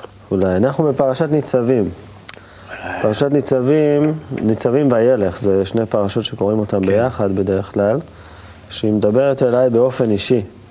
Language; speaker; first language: Hebrew; native; Hebrew